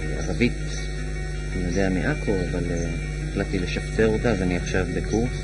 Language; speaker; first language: Hebrew; native; Hebrew